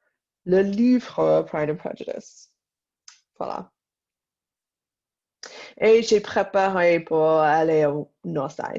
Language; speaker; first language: French; non-native, fluent; English